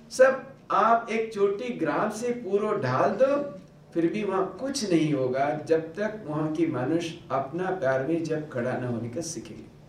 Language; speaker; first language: Hindi; non-native, local second language; Bangla